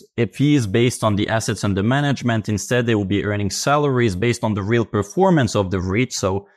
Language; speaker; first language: English; non-native, fluent; Finnish